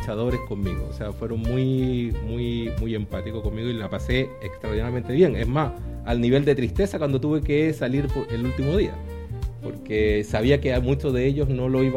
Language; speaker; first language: Spanish; native; Spanish